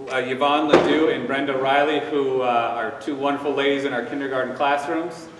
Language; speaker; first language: English; native; English